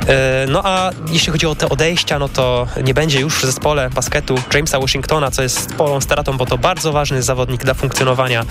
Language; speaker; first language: Polish; native; Polish